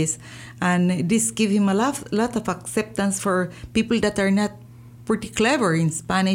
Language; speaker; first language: English; non-native, fluent; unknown